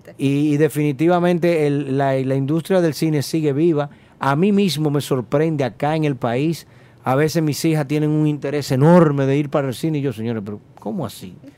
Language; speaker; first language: Spanish; native; Spanish